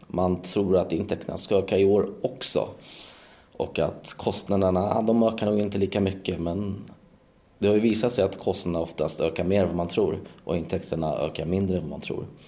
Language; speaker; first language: Swedish; early bilingual, other home language; Polish